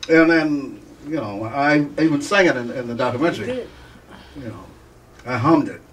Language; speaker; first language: English; native; English